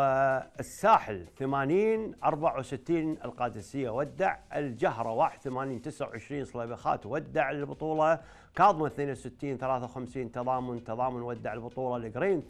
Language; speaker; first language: Arabic; native; Arabic